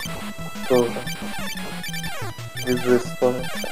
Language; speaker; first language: Russian; native; Russian